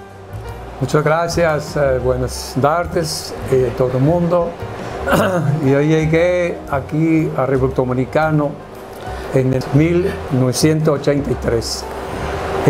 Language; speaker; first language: Spanish; non-native, fluent; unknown